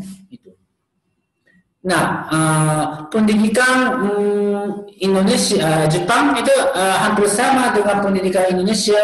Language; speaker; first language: Indonesian; non-native, learner; Japanese